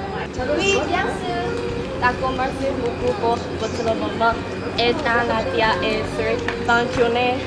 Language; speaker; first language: French; non-native, learner; Indonesian